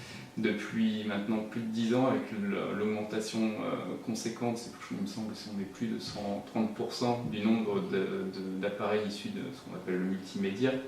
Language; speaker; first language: French; native; French